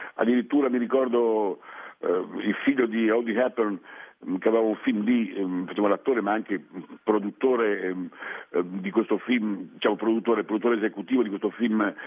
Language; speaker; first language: Italian; early bilingual, other home language; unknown